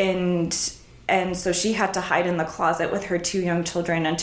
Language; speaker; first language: English; early bilingual, other home language; Spanish